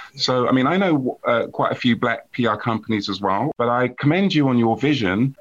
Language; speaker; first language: English; native; English